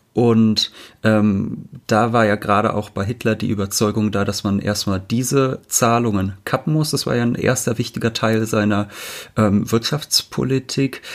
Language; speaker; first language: German; native; German